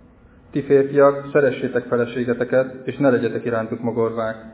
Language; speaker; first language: Hungarian; native; Hungarian